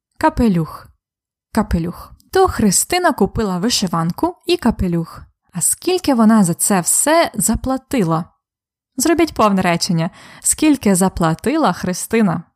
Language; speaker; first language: Ukrainian; native; Ukrainian